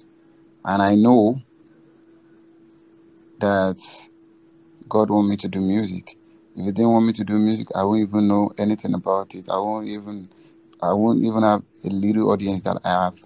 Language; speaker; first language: English; non-native, local second language; Yoruba